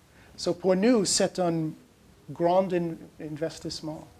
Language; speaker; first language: French; non-native, learner; English